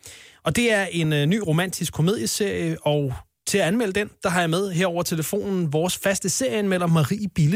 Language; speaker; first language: Danish; native; Danish